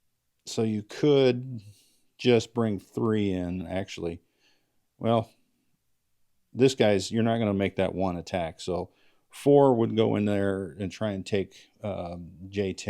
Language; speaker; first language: English; native; English